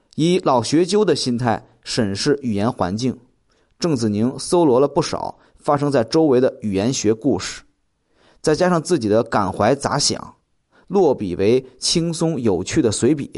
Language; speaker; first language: Chinese; native; Chinese